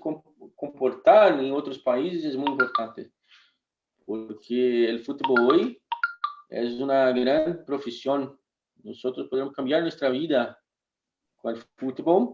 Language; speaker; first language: Spanish; non-native, fluent; Portuguese